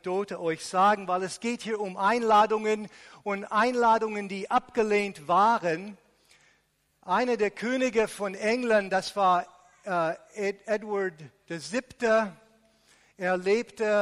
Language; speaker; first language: German; non-native, fluent; Arabic